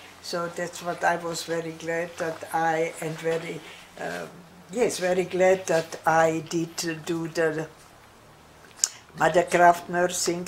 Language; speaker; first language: English; non-native, fluent; German